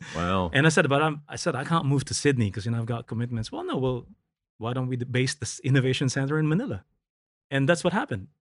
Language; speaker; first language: English; non-native, local second language; Filipino